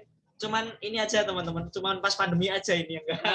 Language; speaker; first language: Indonesian; native; Indonesian